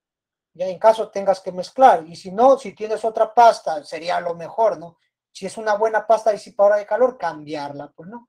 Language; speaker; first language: Spanish; native; Spanish